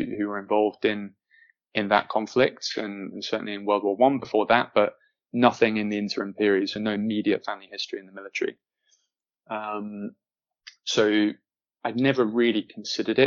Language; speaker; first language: English; native; English